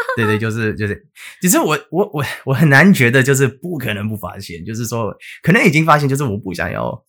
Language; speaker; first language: Chinese; early bilingual, heritage; English